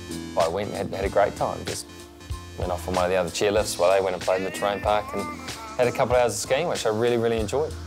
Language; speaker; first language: English; native; English